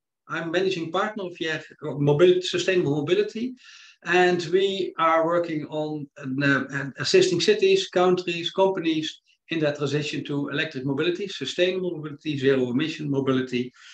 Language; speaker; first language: English; non-native, fluent; Dutch